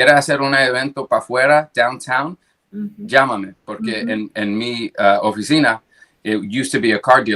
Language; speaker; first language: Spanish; early bilingual, heritage; English